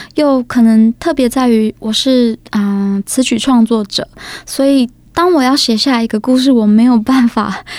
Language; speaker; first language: Chinese; native; Chinese